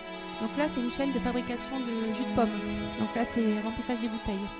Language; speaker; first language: French; native; French